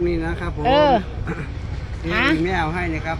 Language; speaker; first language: Thai; native; Thai